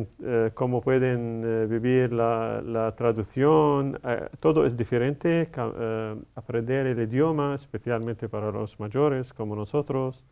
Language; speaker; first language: Spanish; non-native, learner; Arabic